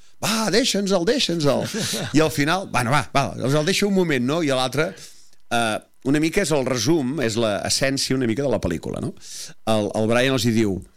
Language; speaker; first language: Catalan; native; Catalan